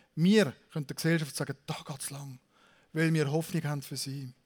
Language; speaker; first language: German; native; German